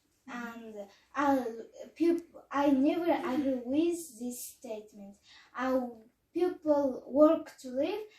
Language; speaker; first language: English; non-native, learner; Kazakh